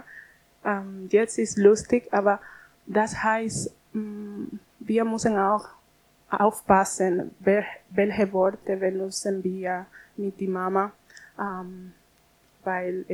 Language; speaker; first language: German; non-native, learner; Spanish